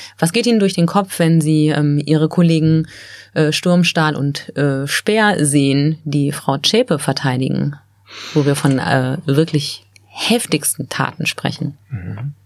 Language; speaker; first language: German; native; German